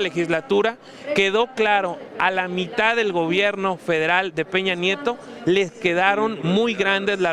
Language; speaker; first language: Spanish; native; Spanish